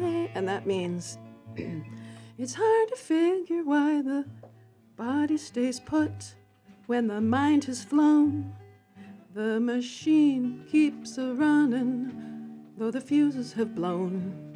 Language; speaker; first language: English; early bilingual, other home language; French